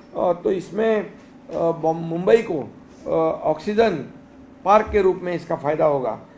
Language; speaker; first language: Hindi; non-native, local second language; Marathi